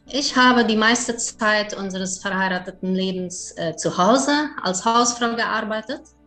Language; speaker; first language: German; early bilingual, heritage; German